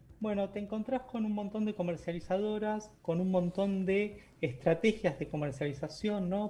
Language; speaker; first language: Spanish; native; Spanish